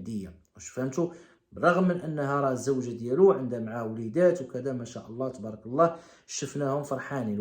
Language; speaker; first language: Arabic; native; Arabic